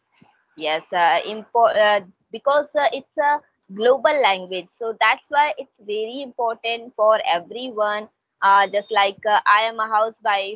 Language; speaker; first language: English; non-native, local second language; Hindi